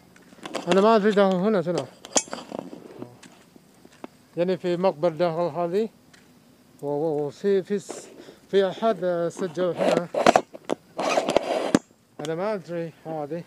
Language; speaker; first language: Arabic; non-native, learner; Indonesian